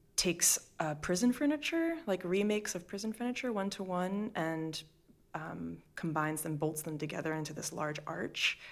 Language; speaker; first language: English; native; English